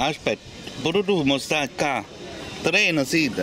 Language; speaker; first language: Italian; native; Italian